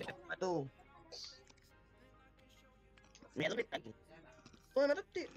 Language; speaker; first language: Spanish; native; Spanish